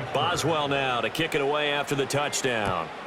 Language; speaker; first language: English; native; English